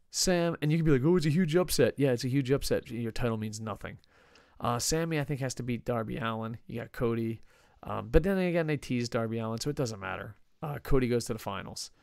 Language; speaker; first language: English; native; English